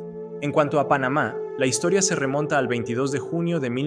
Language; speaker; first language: Spanish; native; Spanish